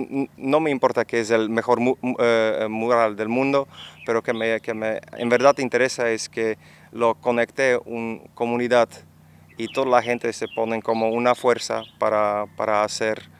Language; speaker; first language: Spanish; non-native, fluent; Dutch